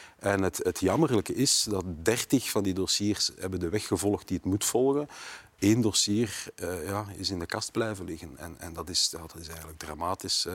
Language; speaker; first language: Dutch; native; Dutch